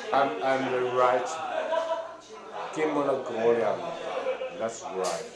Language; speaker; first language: English; non-native, learner; Chinese